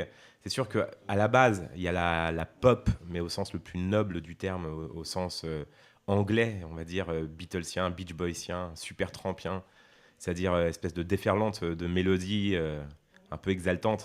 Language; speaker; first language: French; native; French